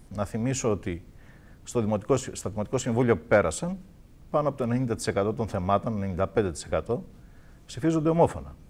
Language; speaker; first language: Greek; native; Greek